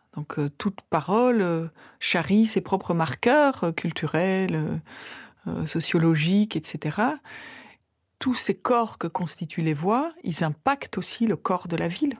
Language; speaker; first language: French; native; French